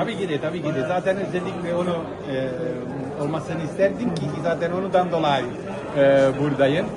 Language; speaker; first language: Turkish; non-native, fluent; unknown